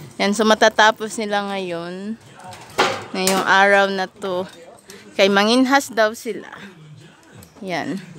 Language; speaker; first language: Filipino; non-native, local second language; Cebuano